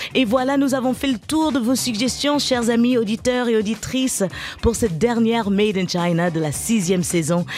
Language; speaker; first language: French; native; French